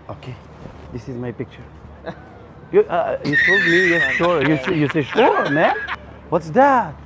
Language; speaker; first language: English; non-native, learner; Persian